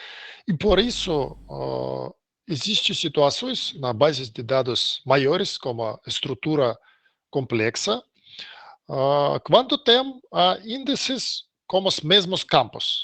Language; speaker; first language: Portuguese; non-native, learner; Russian